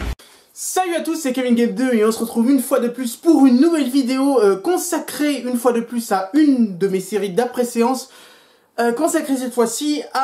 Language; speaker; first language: French; native; French